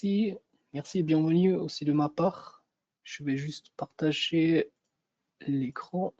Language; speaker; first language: French; non-native, local second language; German